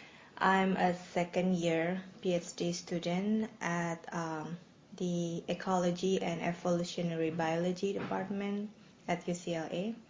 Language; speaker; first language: English; non-native, fluent; Indonesian